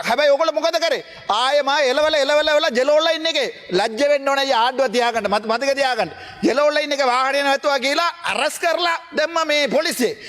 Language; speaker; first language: Sinhala; non-native, local second language; Tamil